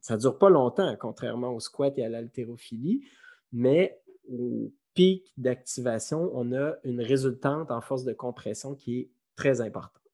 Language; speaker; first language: French; native; French